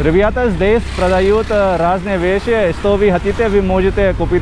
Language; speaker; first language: Russian; non-native, learner; Hindi